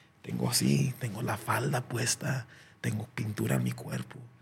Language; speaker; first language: Spanish; early bilingual, heritage; Spanish